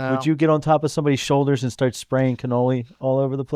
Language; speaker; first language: English; native; English